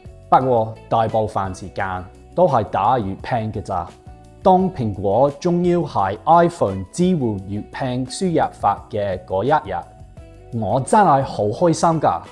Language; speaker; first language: Cantonese; non-native, fluent; English